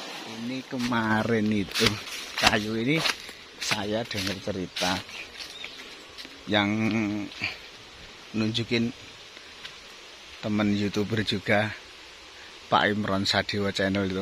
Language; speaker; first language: Indonesian; non-native, local second language; Javanese